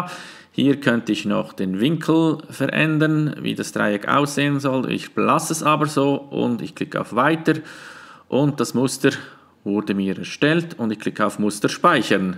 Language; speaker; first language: German; native; German